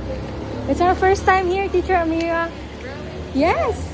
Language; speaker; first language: English; non-native, local second language; Cebuano